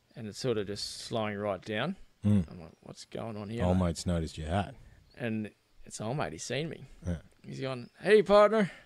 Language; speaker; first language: English; native; English